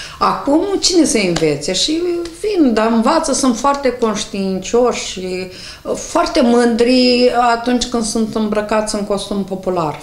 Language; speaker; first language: Romanian; native; Romanian